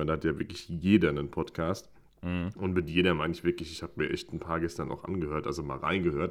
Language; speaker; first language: German; native; German